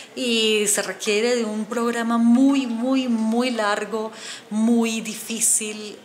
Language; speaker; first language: Spanish; native; Spanish